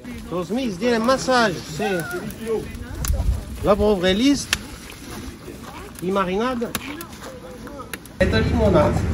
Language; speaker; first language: Russian; non-native, learner; French